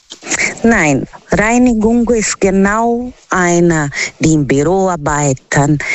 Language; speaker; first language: German; non-native, fluent; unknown